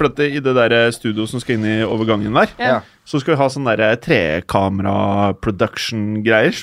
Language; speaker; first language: Norwegian; native; Norwegian